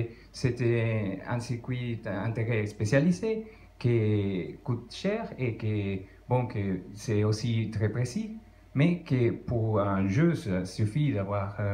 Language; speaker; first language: French; non-native, fluent; Spanish